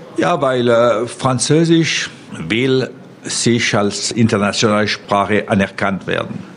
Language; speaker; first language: German; non-native, local second language; French